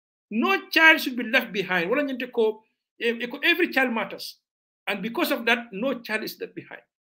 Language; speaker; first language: English; non-native, local second language; Mandingo